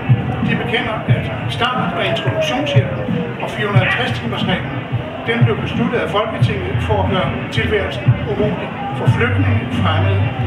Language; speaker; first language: Danish; native; Danish